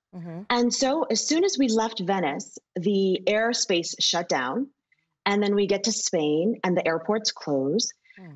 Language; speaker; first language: English; native; English